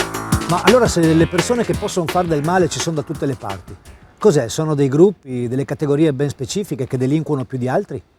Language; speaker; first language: Italian; native; Italian